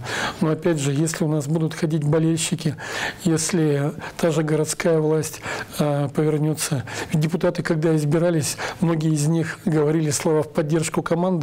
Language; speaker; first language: Russian; native; Russian